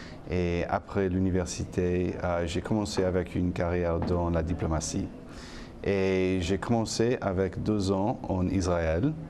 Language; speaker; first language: French; non-native, fluent; English